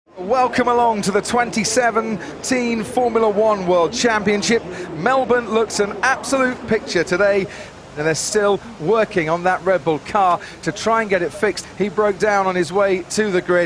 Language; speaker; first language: English; native; English